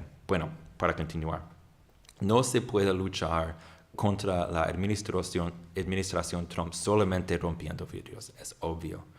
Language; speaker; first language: Spanish; non-native, fluent; English